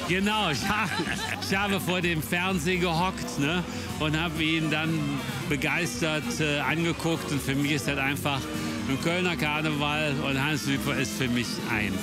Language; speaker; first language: German; native; German